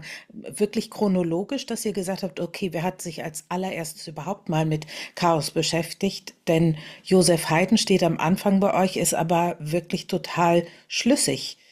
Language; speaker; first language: German; native; German